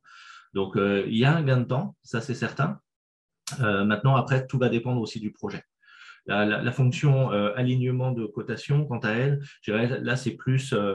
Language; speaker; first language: French; native; French